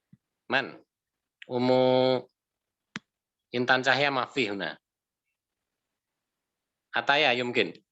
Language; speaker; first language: Arabic; non-native, fluent; Indonesian